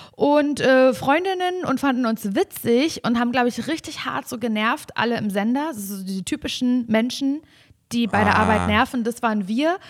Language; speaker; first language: German; native; German